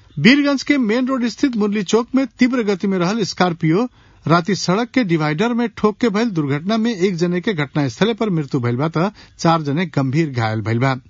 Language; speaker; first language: Bhojpuri; non-native, local second language; Nepali